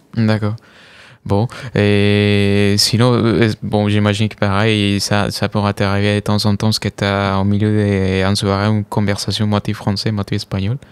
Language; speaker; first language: French; non-native, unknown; Spanish